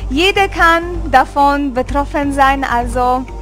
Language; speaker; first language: German; non-native, fluent; Hungarian